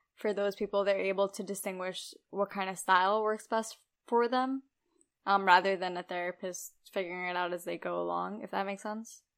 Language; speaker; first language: English; early bilingual, other home language; Urdu